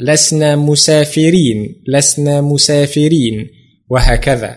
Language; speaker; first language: Arabic; non-native, fluent; Indonesian